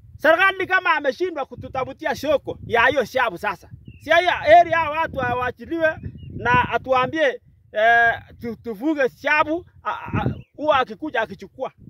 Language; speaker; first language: Swahili; non-native, local second language; Kalenjin